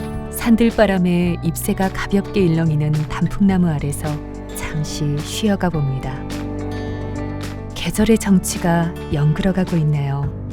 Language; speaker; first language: Korean; native; Korean